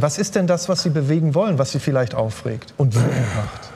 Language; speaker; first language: German; native; German